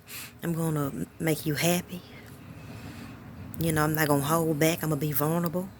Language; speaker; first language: English; native; English